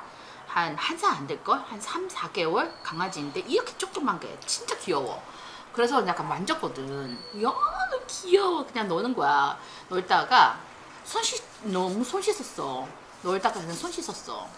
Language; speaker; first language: Korean; non-native, fluent; Chinese